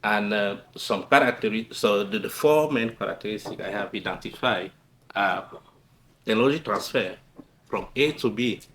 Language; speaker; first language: English; non-native, local second language; French